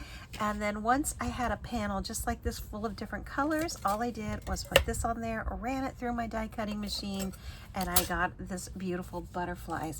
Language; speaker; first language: English; native; English